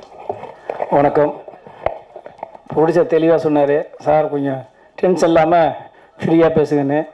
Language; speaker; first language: Tamil; native; Tamil